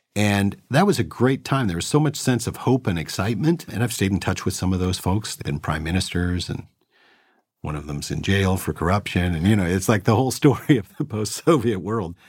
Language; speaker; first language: English; native; English